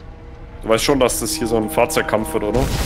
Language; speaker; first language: German; native; German